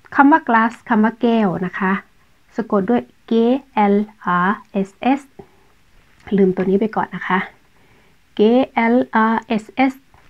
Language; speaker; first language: Thai; native; Thai